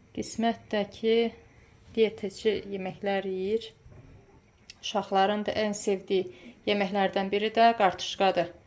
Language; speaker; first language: Azerbaijani; early bilingual, heritage; Azerbaijani